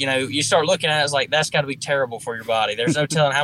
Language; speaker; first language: English; native; English